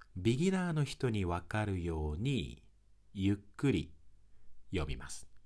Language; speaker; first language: Japanese; native; Japanese